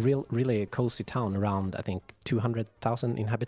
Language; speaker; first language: English; non-native, fluent; Swedish